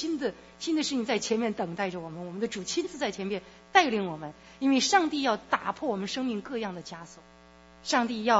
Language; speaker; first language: Chinese; native; Chinese